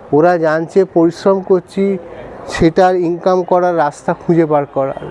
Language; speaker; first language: Bangla; native; Bangla